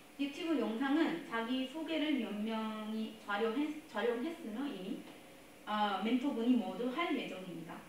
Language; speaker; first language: Korean; non-native, fluent; Spanish